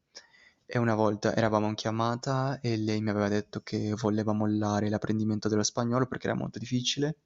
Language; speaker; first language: Italian; non-native, fluent; Spanish